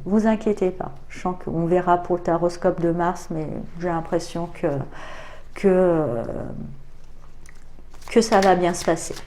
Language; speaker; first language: French; native; French